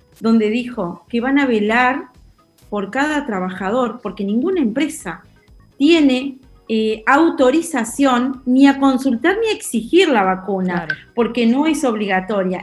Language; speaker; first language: Spanish; native; Spanish